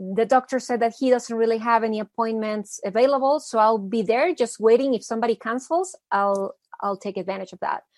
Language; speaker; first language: English; early bilingual, other home language; Spanish